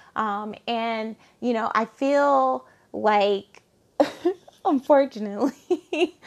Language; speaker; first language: English; native; English